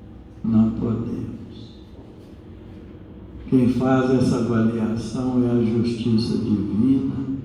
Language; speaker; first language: Portuguese; native; Portuguese